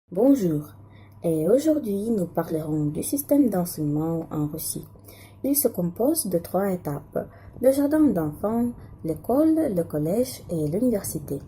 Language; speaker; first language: French; non-native, fluent; Russian